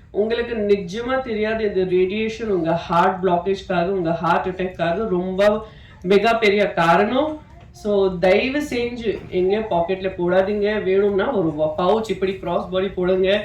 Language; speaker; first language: Tamil; non-native, fluent; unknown